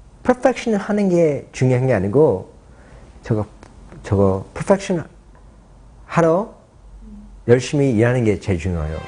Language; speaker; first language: Korean; early bilingual, heritage; Korean